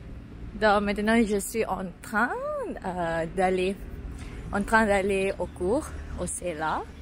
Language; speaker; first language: French; non-native, learner; Malay